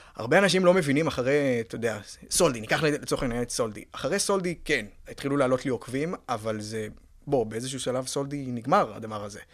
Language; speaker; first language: Hebrew; native; Hebrew